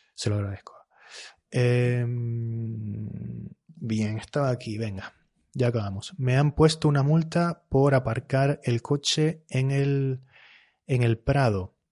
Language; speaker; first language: Spanish; native; Spanish